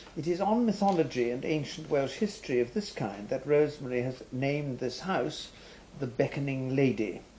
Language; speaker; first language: English; native; English